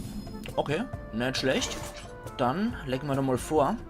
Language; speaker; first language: German; native; German